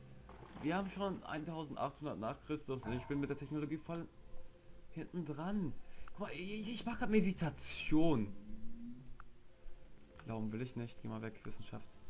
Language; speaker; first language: German; native; German